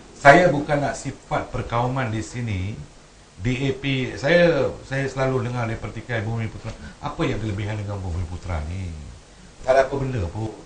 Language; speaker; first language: Malay; non-native, local second language; Tamil